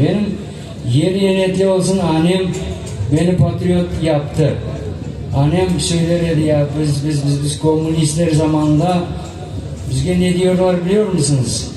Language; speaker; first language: Turkish; non-native, learner; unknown